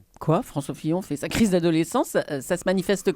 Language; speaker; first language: French; native; French